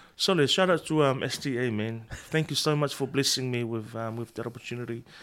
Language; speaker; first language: English; non-native, fluent; Samoan